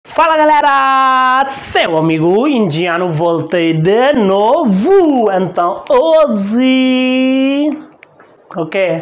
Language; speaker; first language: Portuguese; non-native, learner; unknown